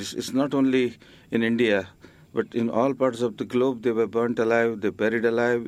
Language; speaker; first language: English; non-native, local second language; Marathi